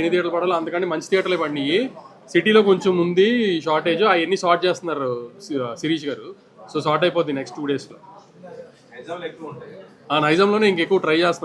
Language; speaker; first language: Telugu; native; Telugu